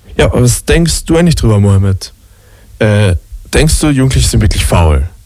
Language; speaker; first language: German; native; German